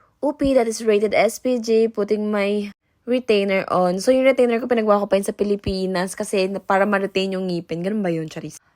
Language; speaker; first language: Filipino; native; Filipino